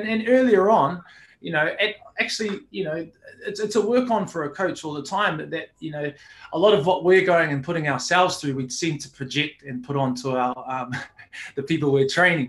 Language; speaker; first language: English; native; English